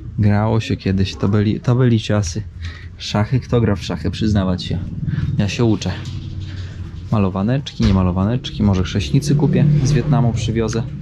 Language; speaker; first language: Polish; native; Polish